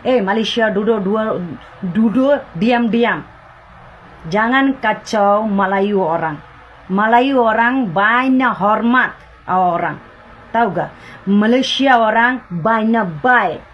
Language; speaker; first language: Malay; non-native, learner; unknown